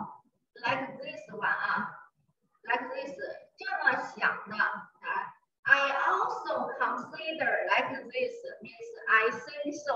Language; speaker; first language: English; non-native, learner; Chinese